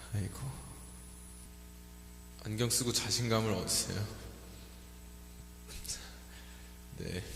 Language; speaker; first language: Korean; native; Korean